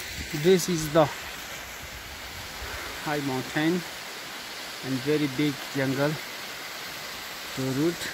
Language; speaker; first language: English; non-native, learner; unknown